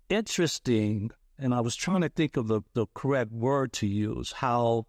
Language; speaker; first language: English; native; English